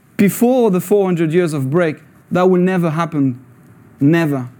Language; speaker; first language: English; non-native, fluent; French